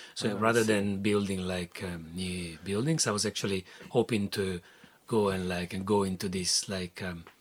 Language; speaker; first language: English; non-native, fluent; Italian